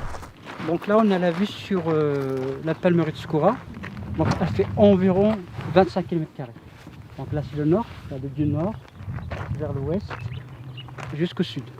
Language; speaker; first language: French; non-native, local second language; Arabic